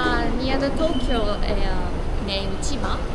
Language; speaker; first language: English; non-native, learner; Chinese